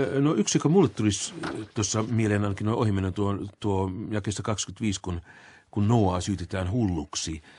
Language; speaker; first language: Finnish; native; Finnish